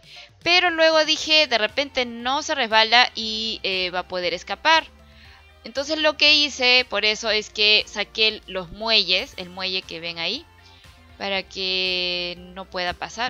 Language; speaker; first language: Spanish; native; Spanish